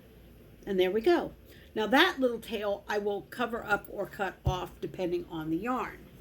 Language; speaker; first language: English; native; English